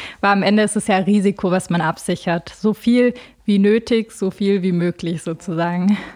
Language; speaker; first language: German; early bilingual, other home language; Albanian